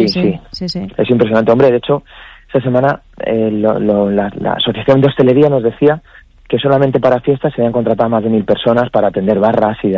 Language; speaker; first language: Spanish; native; Spanish